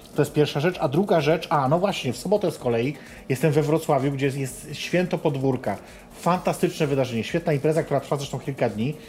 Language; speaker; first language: Polish; native; Polish